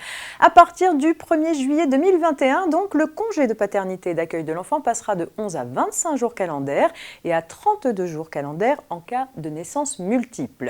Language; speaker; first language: French; native; French